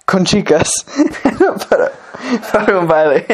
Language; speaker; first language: Spanish; non-native, learner; English